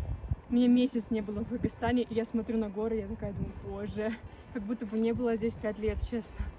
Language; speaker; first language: Russian; native; Russian